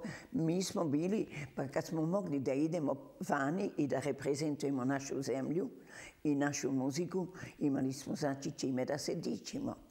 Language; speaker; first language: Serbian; early bilingual, heritage; Serbian